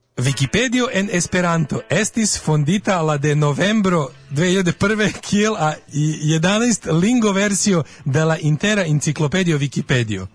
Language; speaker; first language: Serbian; native; Serbian